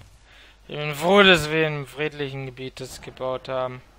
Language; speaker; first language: German; native; German